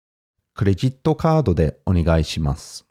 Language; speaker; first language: Japanese; non-native, learner; English